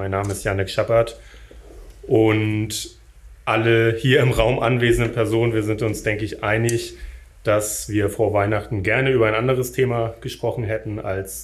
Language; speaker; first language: German; native; German